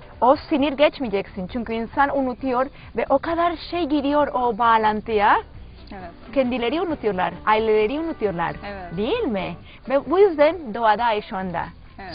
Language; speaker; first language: Turkish; non-native, learner; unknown